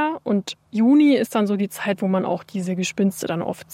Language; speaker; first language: German; native; German